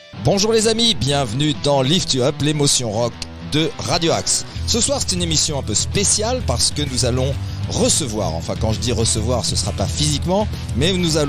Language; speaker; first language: French; native; French